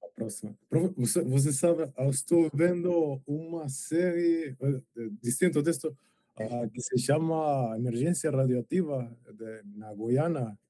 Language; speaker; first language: Portuguese; non-native, learner; Spanish